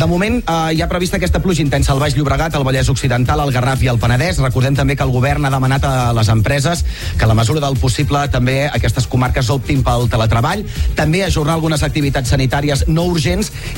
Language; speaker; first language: Catalan; native; Catalan